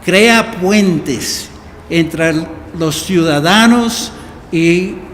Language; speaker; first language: Spanish; early bilingual, heritage; Spanish